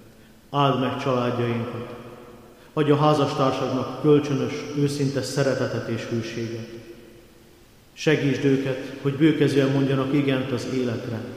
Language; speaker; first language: Hungarian; native; Hungarian